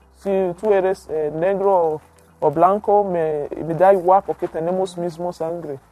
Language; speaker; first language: Spanish; non-native, learner; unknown